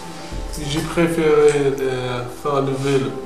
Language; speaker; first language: French; non-native, learner; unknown